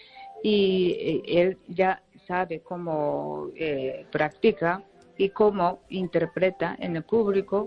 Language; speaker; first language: Spanish; non-native, learner; Japanese